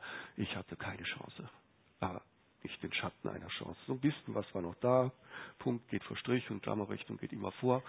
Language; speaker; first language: German; native; German